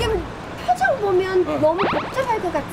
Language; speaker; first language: Korean; non-native, learner; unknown